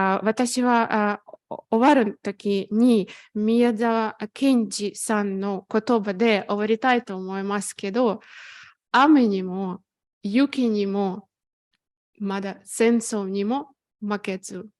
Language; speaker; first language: Japanese; non-native, fluent; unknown